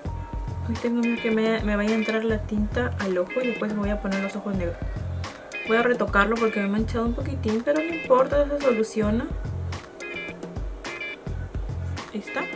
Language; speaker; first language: Spanish; native; Spanish